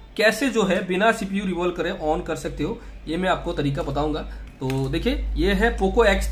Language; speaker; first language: Hindi; non-native, local second language; Odia